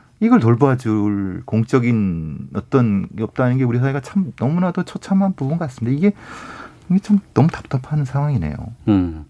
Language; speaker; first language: Korean; native; Korean